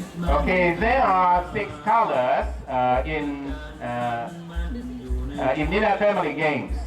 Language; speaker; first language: English; non-native, learner; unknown